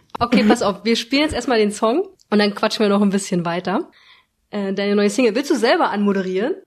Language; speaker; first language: German; native; German